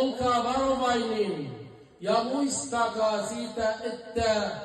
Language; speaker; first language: Finnish; non-native, fluent; Arabic